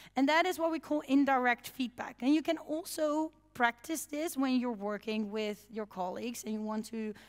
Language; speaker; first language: English; non-native, fluent; Dutch